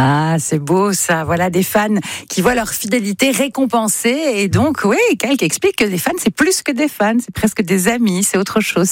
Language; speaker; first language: French; native; French